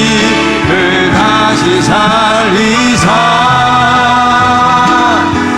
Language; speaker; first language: Korean; native; Korean